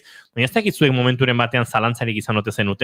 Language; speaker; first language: Basque; native; Basque